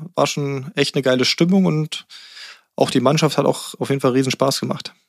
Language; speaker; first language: German; native; German